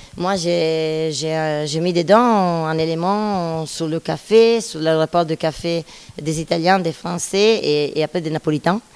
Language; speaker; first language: French; non-native, fluent; Italian